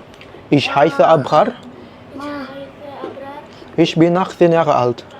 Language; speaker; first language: German; non-native, learner; Indonesian